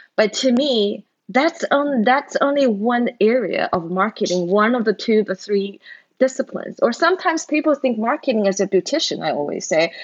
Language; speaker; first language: English; non-native, fluent; Chinese